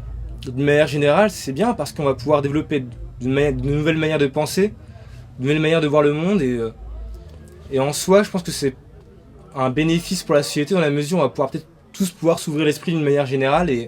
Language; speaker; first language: French; native; French